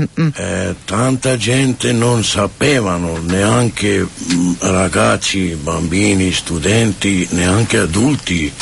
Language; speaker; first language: Italian; non-native, fluent; Romany